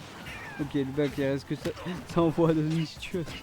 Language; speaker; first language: French; native; French